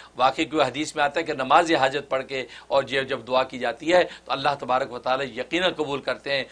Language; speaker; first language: Urdu; native; Urdu